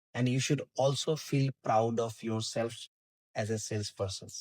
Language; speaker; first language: English; non-native, local second language; Assamese